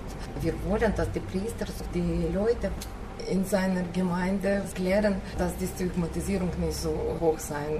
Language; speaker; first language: German; non-native, fluent; Ukrainian